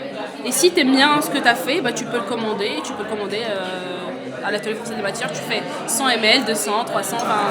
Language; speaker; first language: French; native; French